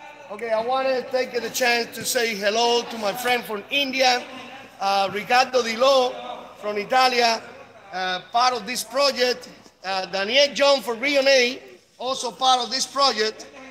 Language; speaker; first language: English; non-native, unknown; Spanish